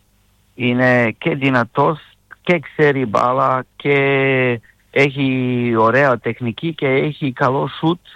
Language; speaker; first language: Greek; non-native, learner; Serbian